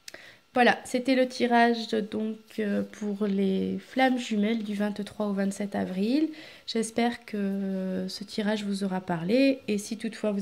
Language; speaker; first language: French; native; French